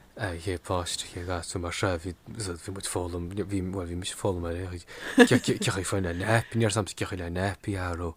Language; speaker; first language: Irish; non-native, local second language; English